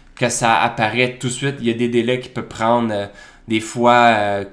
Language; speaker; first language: French; native; French